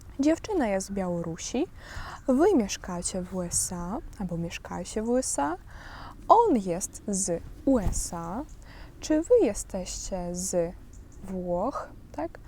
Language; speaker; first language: Polish; non-native, fluent; Ukrainian